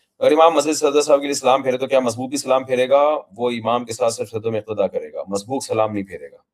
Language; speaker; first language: Urdu; native; Urdu